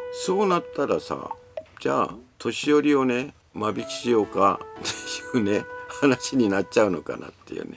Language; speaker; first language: Japanese; native; Japanese